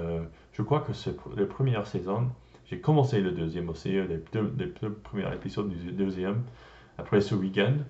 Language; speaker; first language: French; non-native, learner; English